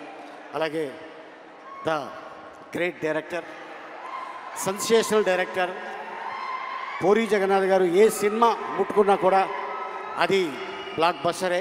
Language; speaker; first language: Telugu; native; Telugu